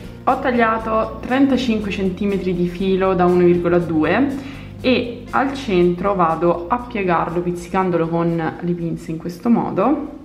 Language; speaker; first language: Italian; native; Italian